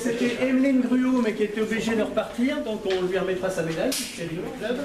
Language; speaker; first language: French; native; French